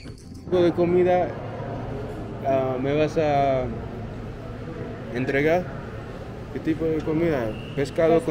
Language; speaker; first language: Spanish; non-native, learner; English